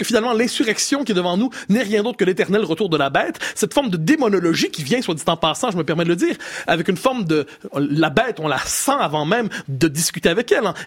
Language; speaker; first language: French; native; French